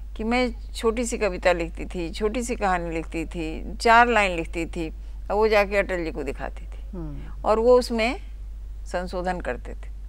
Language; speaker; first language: Hindi; native; Hindi